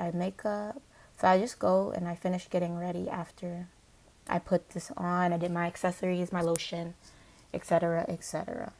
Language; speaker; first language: English; native; English